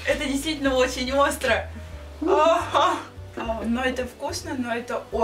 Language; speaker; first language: Russian; native; Russian